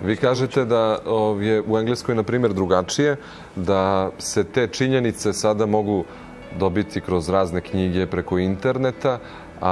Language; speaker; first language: Croatian; native; Croatian